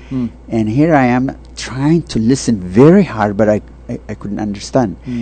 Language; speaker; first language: English; non-native, fluent; Tigrinya